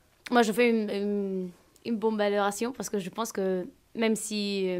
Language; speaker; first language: French; non-native, fluent; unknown